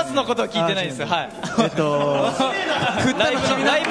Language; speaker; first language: Japanese; native; Japanese